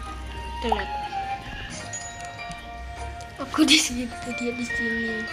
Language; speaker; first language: Indonesian; native; Indonesian